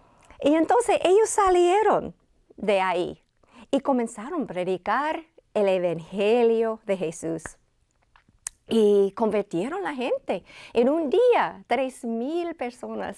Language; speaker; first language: Spanish; non-native, fluent; English